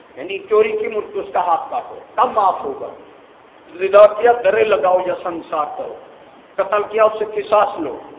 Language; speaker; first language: Urdu; non-native, local second language; Punjabi